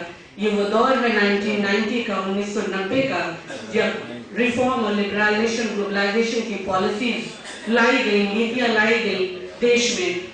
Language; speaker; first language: Hindi; native; Hindi